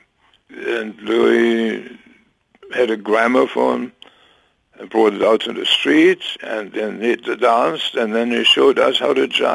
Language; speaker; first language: English; non-native, fluent; German